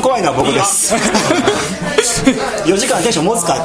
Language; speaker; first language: Japanese; native; Japanese